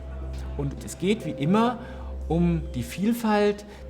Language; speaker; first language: German; native; German